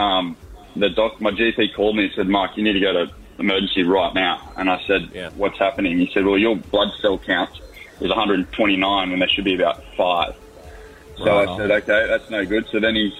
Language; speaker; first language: English; native; English